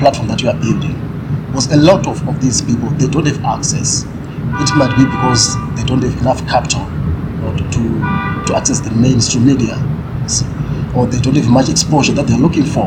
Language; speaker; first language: English; non-native, local second language; Shona